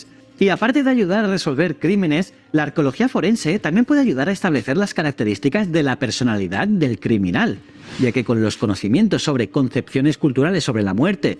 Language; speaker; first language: Spanish; native; Spanish